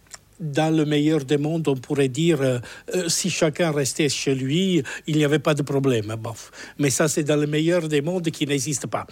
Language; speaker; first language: French; non-native, fluent; Italian